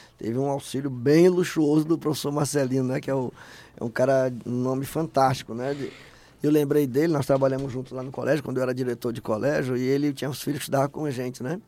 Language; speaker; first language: Portuguese; native; Portuguese